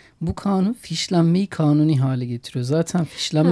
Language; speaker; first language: Turkish; native; Turkish